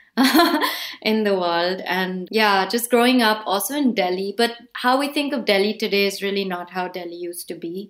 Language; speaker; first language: English; non-native, local second language; Hindi